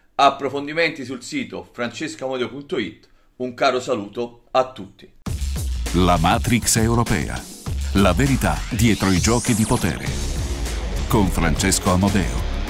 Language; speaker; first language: Italian; native; Italian